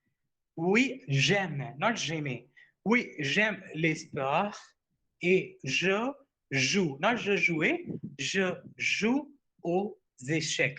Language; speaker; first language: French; non-native, fluent; Hindi